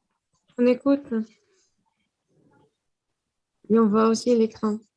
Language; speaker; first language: French; non-native, fluent; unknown